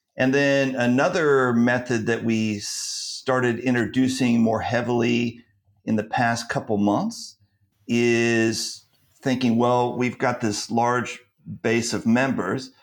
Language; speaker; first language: English; native; English